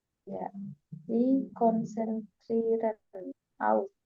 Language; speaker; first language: German; non-native, learner; Indonesian